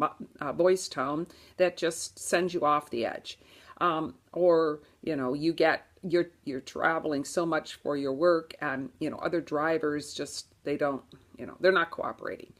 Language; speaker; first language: English; native; English